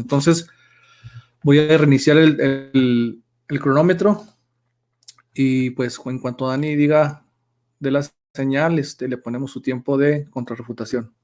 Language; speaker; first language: Spanish; native; Spanish